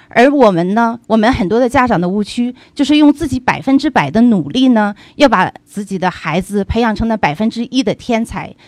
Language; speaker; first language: Chinese; native; Chinese